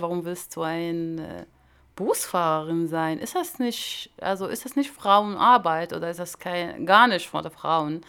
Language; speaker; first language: German; non-native, learner; Arabic